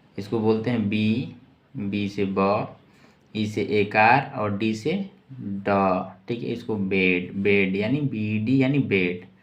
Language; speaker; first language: Hindi; native; Hindi